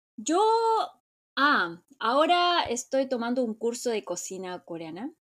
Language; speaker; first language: Spanish; non-native, fluent; Korean